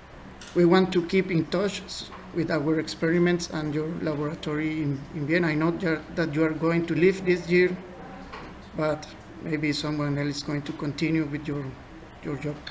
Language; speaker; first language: English; non-native, learner; Spanish